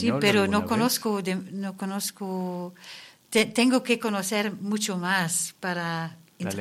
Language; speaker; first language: Spanish; non-native, learner; Dutch